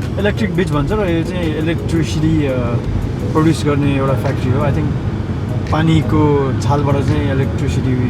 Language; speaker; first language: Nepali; non-native, local second language; Gurung